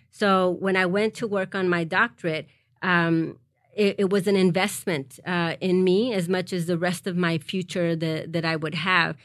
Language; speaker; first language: English; early bilingual, other home language; Spanish